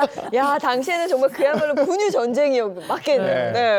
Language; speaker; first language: Korean; native; Korean